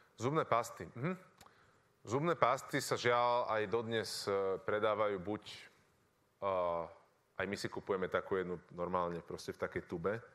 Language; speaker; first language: Slovak; native; Slovak